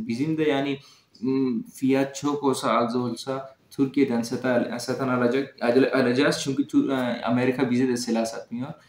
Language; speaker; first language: Turkish; non-native, fluent; Urdu